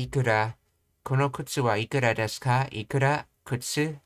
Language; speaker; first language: Japanese; non-native, learner; English